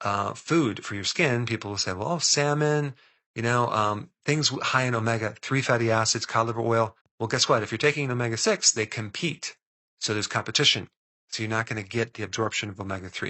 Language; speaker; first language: English; native; English